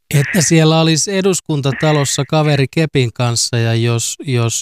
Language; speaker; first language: Finnish; native; Finnish